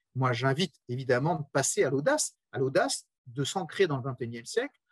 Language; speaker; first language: French; native; French